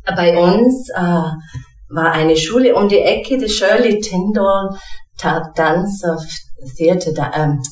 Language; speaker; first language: German; non-native, fluent; English